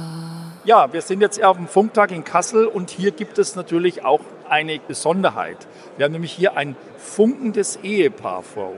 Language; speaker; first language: German; native; German